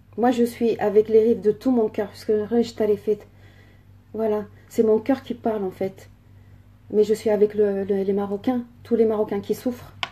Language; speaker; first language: French; early bilingual, other home language; Riffian